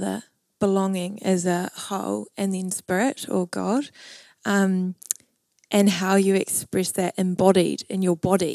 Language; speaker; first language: English; native; English